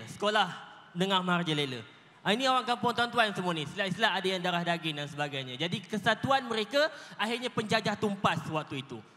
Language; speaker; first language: Malay; native; Malay